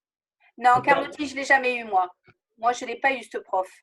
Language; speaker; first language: French; native; French